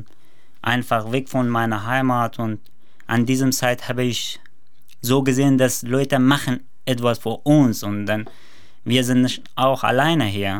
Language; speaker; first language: German; non-native, learner; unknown